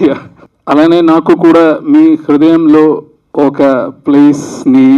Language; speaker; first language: Telugu; non-native, learner; Malayalam